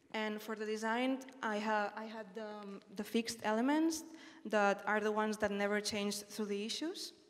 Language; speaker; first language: English; non-native, fluent; Spanish